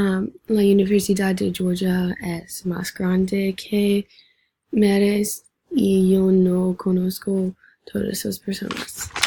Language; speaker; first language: Spanish; non-native, learner; English